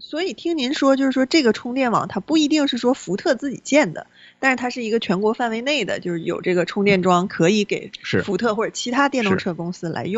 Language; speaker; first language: Chinese; native; Chinese